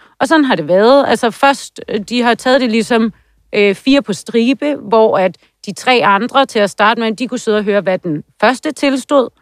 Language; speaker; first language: Danish; native; Danish